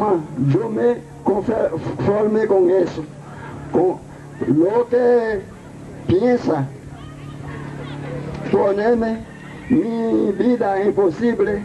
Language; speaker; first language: Spanish; non-native, learner; Haitian Creole